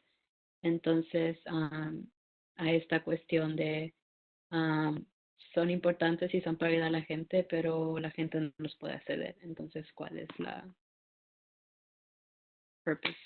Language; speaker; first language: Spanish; non-native, fluent; English